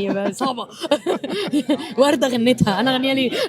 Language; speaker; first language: Arabic; native; Arabic